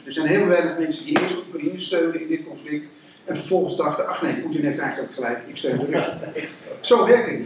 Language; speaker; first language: Dutch; native; Dutch